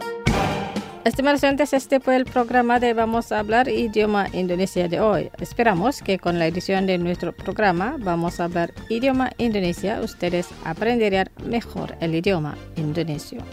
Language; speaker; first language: Spanish; non-native, fluent; Indonesian